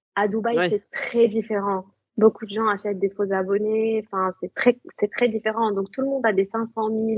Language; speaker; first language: French; non-native, local second language; Arabic